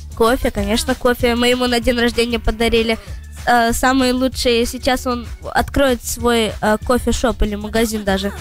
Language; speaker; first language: Russian; early bilingual, heritage; Russian